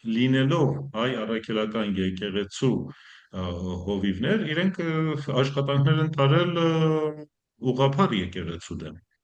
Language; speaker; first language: Armenian; early bilingual, heritage; Armenian